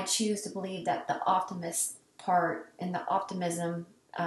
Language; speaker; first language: English; native; English